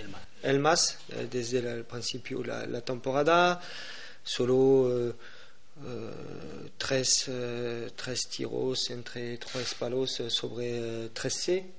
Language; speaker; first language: Spanish; non-native, learner; French